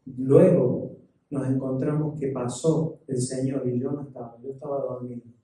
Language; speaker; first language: Spanish; native; Spanish